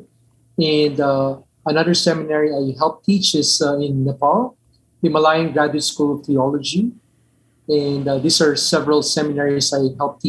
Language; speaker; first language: English; non-native, local second language; Min Nan Chinese